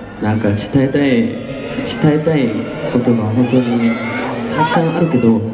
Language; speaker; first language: Japanese; non-native, learner; Korean